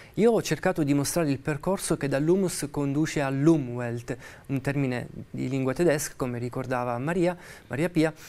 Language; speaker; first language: Italian; native; Italian